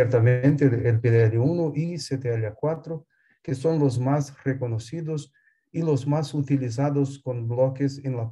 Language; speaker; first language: Spanish; non-native, fluent; Portuguese